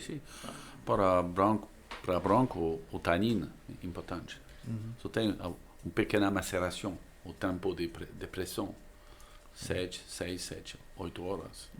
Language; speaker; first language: Portuguese; non-native, learner; French